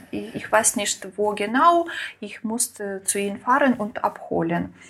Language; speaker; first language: German; non-native, learner; Ukrainian